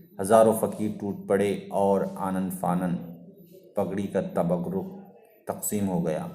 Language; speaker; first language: Urdu; native; Urdu